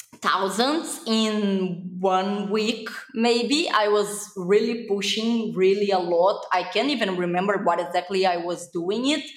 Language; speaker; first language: English; non-native, fluent; Portuguese